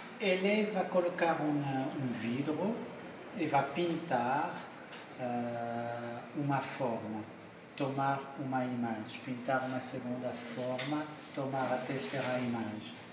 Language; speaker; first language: Portuguese; non-native, learner; French